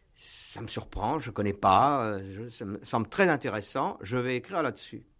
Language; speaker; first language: French; native; French